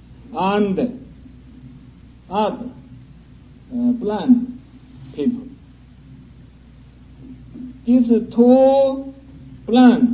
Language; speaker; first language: English; non-native, learner; Chinese